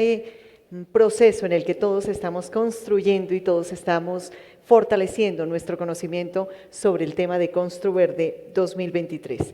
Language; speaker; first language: Spanish; native; Spanish